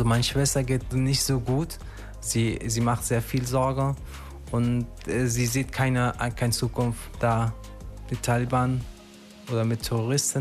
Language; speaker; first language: German; non-native, learner; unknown